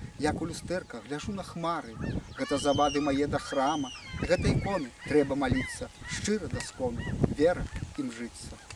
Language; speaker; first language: Belarusian; native; Belarusian